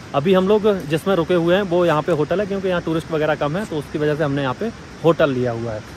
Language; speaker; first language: Hindi; native; Hindi